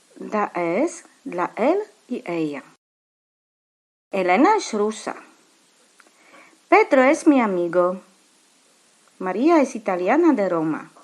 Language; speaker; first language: Spanish; non-native, fluent; Polish